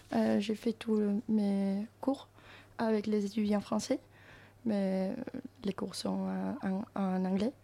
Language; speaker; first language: French; non-native, learner; Finnish